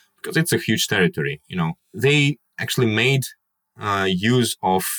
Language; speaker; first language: English; non-native, fluent; Kyrgyz